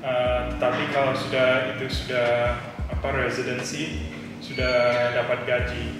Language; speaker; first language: Indonesian; early bilingual, heritage; English